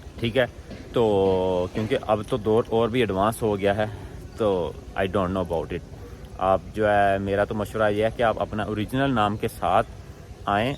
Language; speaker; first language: Urdu; non-native, local second language; Punjabi